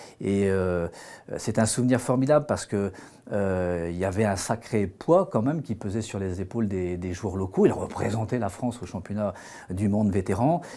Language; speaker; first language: French; native; French